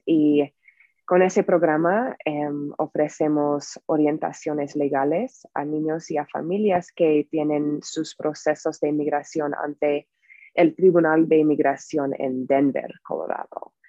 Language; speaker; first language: Spanish; non-native, fluent; English